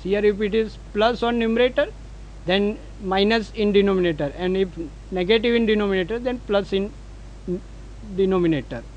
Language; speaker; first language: English; non-native, local second language; Gujarati